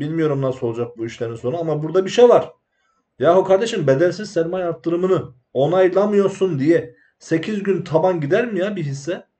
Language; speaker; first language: Turkish; native; Turkish